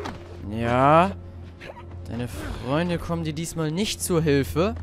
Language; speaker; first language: German; native; German